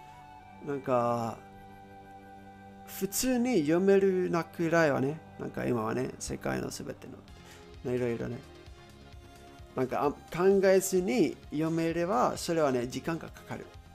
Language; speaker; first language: Japanese; non-native, learner; Spanish